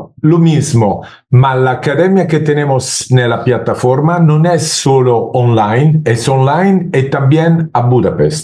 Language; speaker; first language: Spanish; non-native, learner; Italian